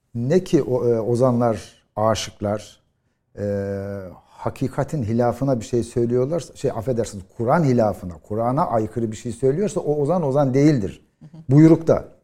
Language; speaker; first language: Turkish; native; Turkish